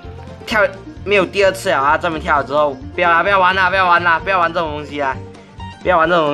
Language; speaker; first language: Chinese; native; Chinese